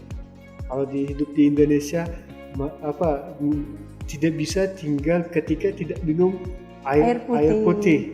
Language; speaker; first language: Indonesian; non-native, fluent; Turkmen